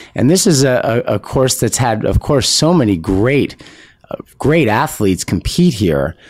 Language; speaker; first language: English; native; English